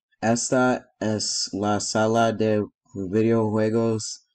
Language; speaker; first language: Spanish; non-native, learner; English